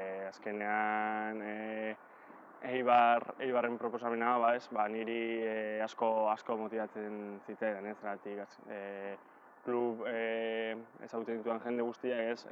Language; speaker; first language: Basque; non-native, local second language; Spanish